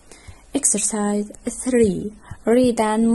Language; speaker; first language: English; non-native, fluent; Arabic